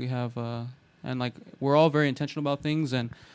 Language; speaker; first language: English; native; English